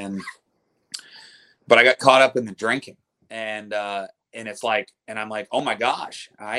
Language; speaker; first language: English; native; English